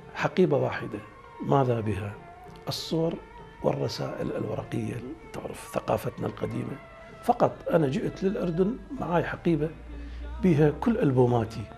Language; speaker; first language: Arabic; native; Arabic